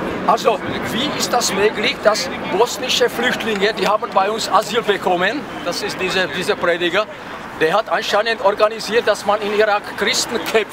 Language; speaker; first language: German; non-native, fluent; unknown